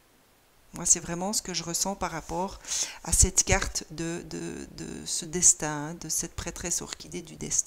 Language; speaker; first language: French; native; French